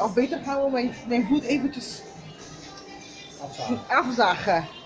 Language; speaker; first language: Dutch; non-native, fluent; Spanish